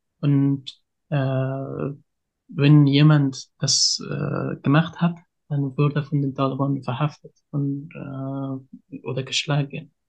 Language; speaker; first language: German; non-native, learner; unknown